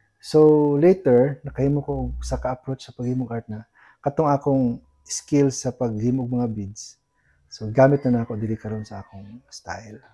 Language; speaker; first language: Cebuano; non-native, local second language; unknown